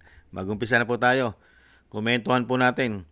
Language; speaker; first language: Filipino; native; Filipino